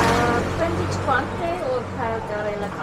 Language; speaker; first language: Italian; non-native, learner; English